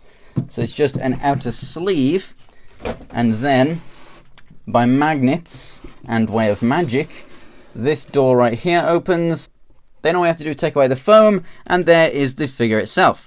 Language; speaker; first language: English; native; English